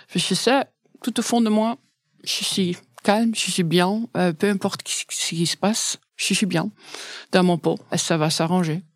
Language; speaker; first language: French; non-native, fluent; Dutch